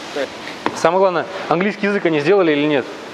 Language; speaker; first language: Russian; native; Russian